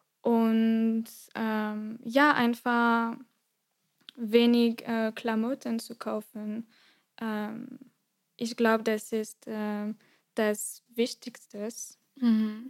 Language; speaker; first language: German; non-native, fluent; French